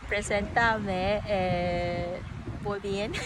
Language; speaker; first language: Spanish; non-native, learner; Cantonese